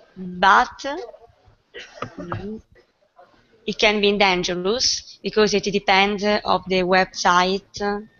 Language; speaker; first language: English; non-native, learner; Italian